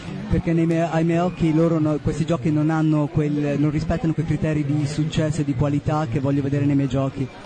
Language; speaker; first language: Italian; native; Italian